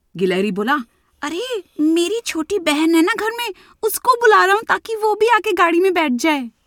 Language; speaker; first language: Hindi; native; Hindi